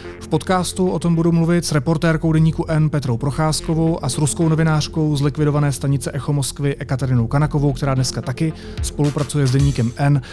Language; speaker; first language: Czech; native; Czech